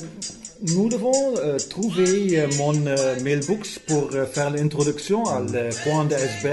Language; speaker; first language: French; non-native, learner; English